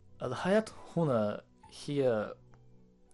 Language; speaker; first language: Arabic; non-native, learner; Japanese